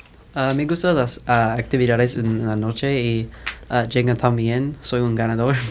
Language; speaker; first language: Spanish; non-native, learner; English